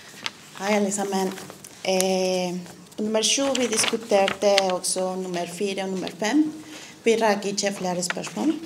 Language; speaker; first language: Norwegian; non-native, learner; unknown